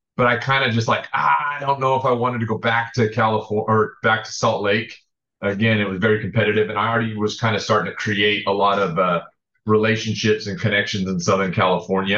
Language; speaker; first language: English; native; English